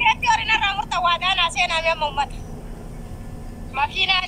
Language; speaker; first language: Arabic; non-native, learner; Oromo